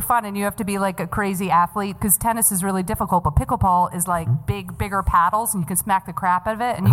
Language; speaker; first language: English; native; English